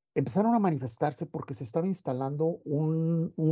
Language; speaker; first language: Spanish; native; Spanish